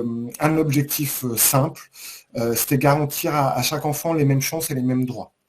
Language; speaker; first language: French; native; French